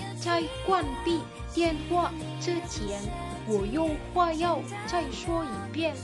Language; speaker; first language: Chinese; non-native, learner; Indonesian